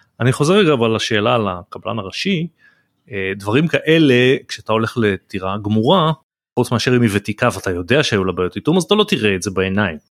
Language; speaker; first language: Hebrew; native; Hebrew